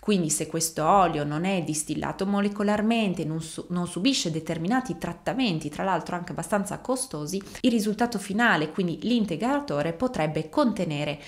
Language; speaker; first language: Italian; native; Italian